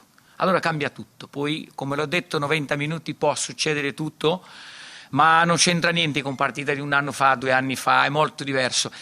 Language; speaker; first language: Italian; non-native, fluent; Portuguese